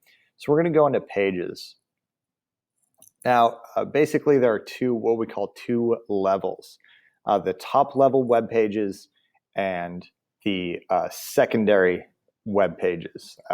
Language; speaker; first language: English; native; English